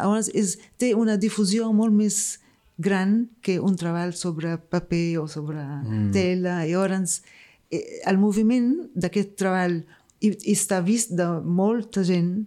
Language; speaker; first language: Catalan; non-native, fluent; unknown